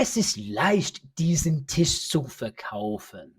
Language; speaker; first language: German; early bilingual, heritage; English